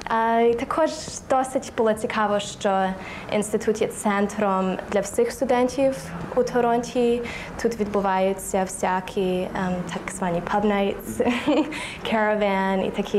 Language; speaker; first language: Ukrainian; early bilingual, heritage; Ukrainian